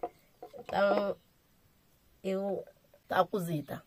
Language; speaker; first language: Portuguese; non-native, local second language; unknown